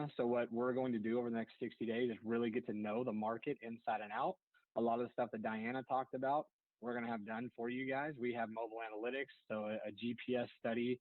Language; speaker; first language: English; native; English